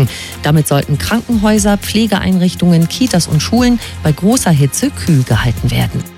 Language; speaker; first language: German; native; German